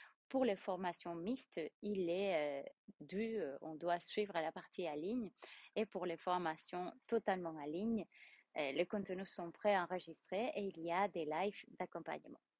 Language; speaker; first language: French; non-native, fluent; Spanish